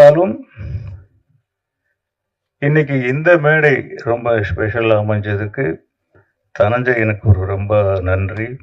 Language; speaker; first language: Tamil; native; Tamil